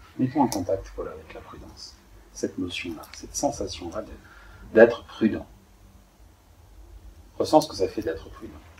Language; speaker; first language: French; native; French